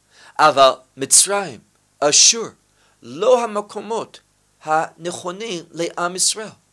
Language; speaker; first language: Hebrew; non-native, fluent; English